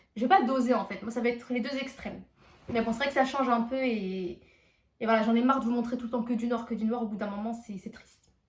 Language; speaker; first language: French; early bilingual, other home language; Arabic